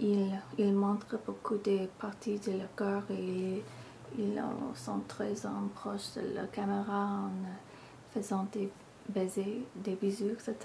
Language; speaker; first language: French; non-native, learner; English